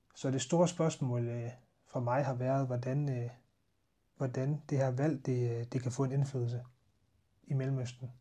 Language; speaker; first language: Danish; native; Danish